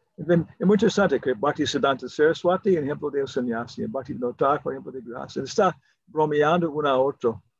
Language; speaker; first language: Spanish; non-native, fluent; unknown